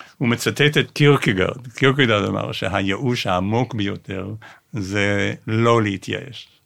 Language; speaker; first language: Hebrew; non-native, fluent; English